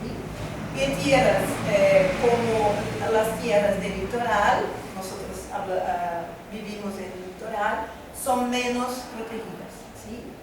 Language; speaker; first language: Spanish; non-native, fluent; Portuguese